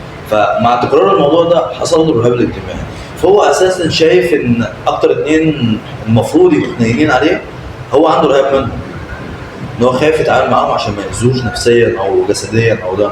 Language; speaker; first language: Arabic; native; Arabic